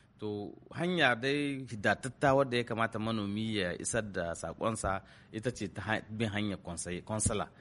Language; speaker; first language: Hausa; native; Hausa